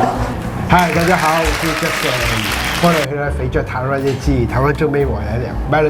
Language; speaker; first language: Chinese; non-native, fluent; Cantonese